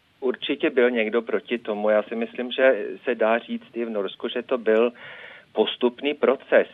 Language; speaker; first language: Czech; non-native, fluent; Norwegian